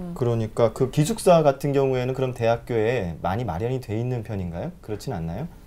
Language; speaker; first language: Korean; native; Korean